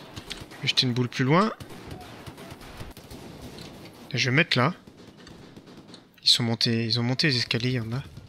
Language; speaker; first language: French; native; French